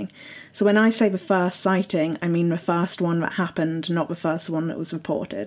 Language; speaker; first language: English; native; English